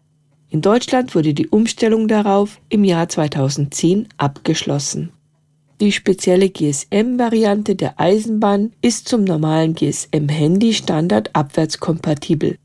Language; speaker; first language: German; native; German